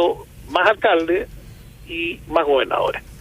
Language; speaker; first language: Spanish; native; Spanish